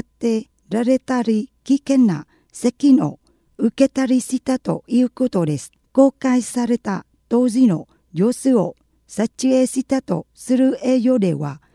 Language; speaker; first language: Japanese; non-native, fluent; Vietnamese